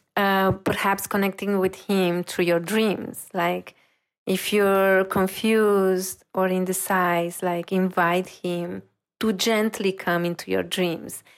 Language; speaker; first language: English; non-native, fluent; Romanian